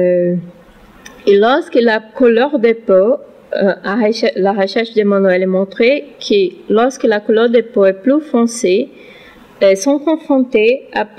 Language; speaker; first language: French; non-native, learner; Portuguese